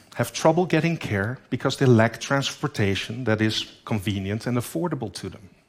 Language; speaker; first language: English; non-native, fluent; Dutch